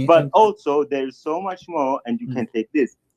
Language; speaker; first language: English; non-native, fluent; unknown